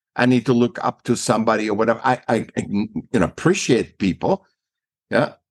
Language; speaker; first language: English; non-native, fluent; German